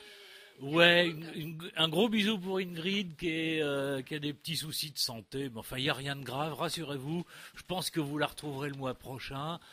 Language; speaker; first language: French; native; French